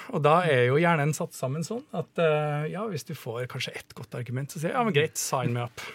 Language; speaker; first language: Norwegian; native; Norwegian